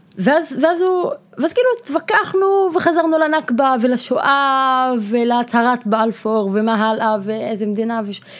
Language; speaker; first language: Hebrew; non-native, local second language; Arabic